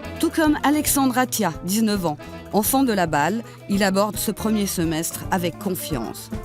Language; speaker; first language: French; native; French